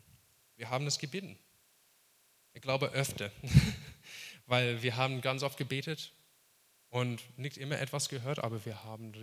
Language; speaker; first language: German; non-native, fluent; English